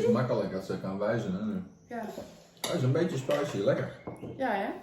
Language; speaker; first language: Dutch; non-native, learner; Thai